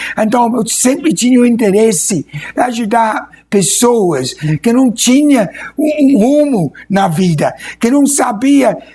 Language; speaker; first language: Portuguese; non-native, fluent; English